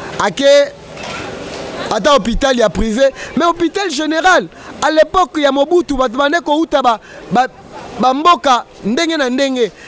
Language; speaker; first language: Lingala; native; Lingala